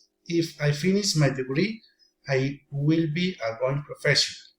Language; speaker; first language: English; non-native, learner; Spanish